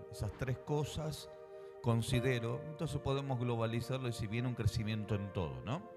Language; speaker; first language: Spanish; native; Spanish